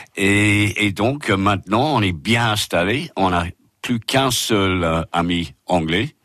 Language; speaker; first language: French; non-native, fluent; English